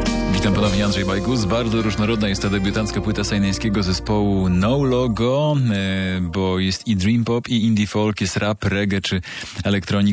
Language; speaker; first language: Polish; native; Polish